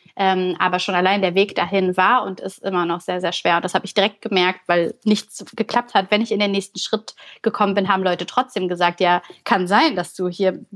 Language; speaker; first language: German; early bilingual, other home language; Bulgarian